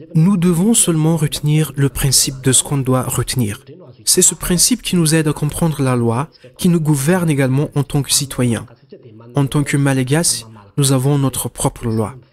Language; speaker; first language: French; non-native, local second language; Malagasy